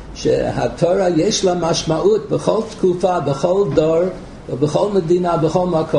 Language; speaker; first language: Hebrew; non-native, fluent; English